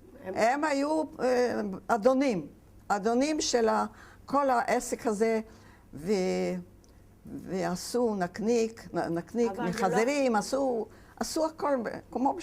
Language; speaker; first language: Hebrew; non-native, fluent; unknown